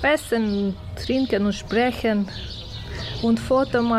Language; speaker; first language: German; non-native, learner; Ukrainian